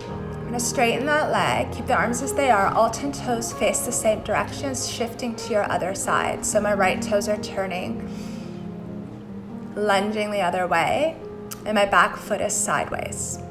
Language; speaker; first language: English; native; English